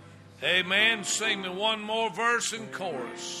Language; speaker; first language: English; native; English